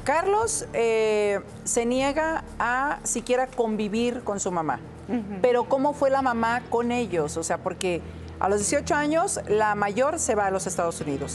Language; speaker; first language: Spanish; native; Spanish